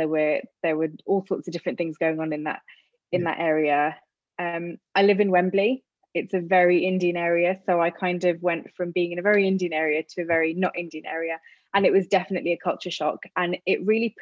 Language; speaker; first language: English; native; English